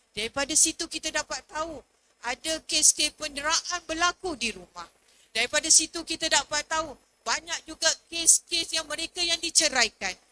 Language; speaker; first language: Malay; native; Malay